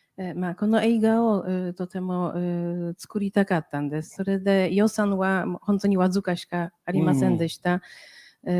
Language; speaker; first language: Japanese; non-native, fluent; Polish